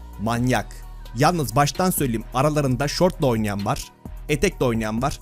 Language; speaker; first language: Turkish; native; Turkish